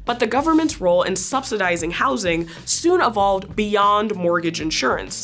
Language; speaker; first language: English; native; English